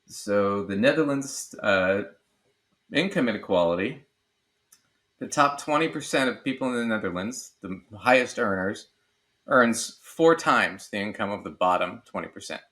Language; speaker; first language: English; native; English